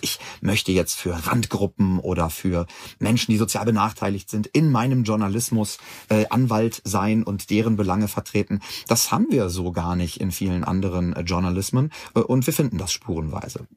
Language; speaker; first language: German; native; German